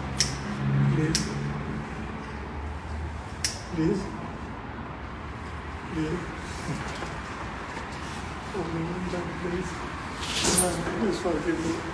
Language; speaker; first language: English; non-native, learner; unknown